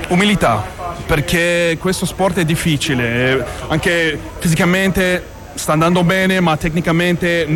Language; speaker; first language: Italian; non-native, fluent; English